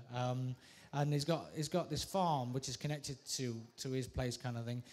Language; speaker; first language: English; native; English